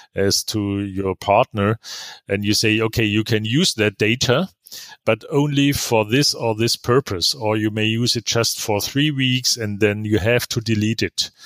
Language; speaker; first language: English; non-native, fluent; German